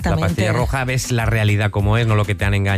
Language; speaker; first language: Spanish; native; Spanish